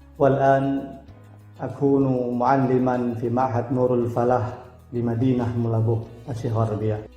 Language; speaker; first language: Arabic; non-native, fluent; Indonesian